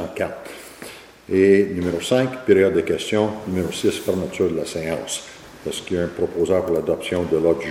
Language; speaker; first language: French; native; French